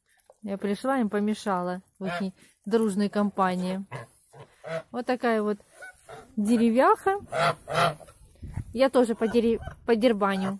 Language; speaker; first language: Russian; native; Russian